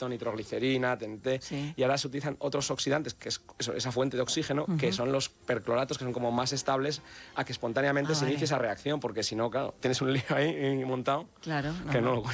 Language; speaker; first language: Spanish; native; Spanish